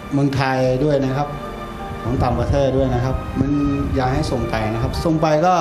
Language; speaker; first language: Thai; non-native, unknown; Rohingya